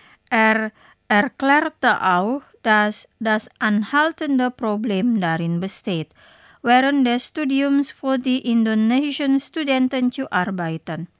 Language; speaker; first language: German; non-native, fluent; Indonesian